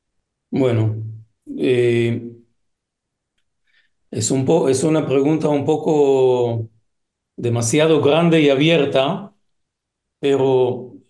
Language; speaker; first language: Spanish; non-native, fluent; Hebrew